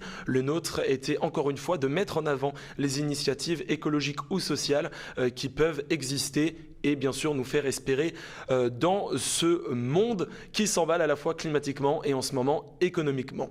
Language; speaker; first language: French; native; French